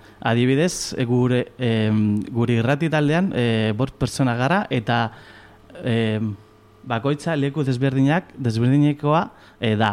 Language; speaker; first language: Basque; non-native, local second language; Spanish